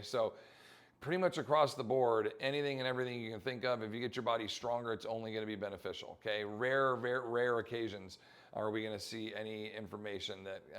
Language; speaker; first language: English; native; English